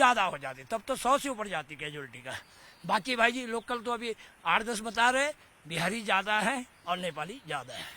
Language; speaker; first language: Hindi; native; Hindi